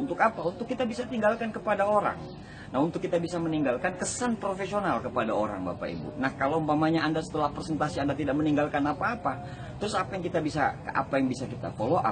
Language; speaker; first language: Indonesian; native; Indonesian